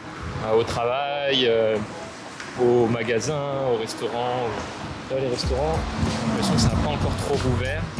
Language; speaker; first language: French; native; French